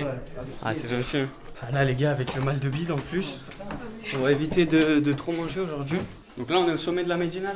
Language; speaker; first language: French; native; French